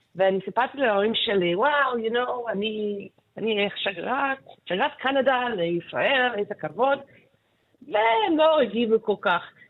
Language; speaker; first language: Hebrew; non-native, fluent; English